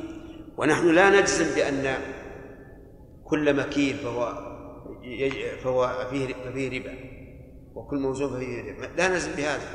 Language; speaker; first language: Arabic; native; Arabic